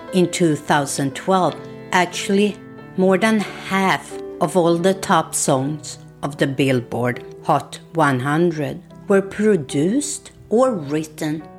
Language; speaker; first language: English; non-native, fluent; Swedish